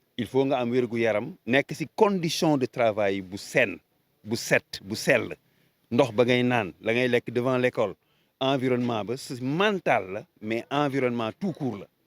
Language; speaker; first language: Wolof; native; Wolof